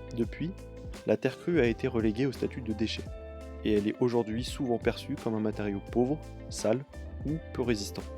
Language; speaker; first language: French; native; French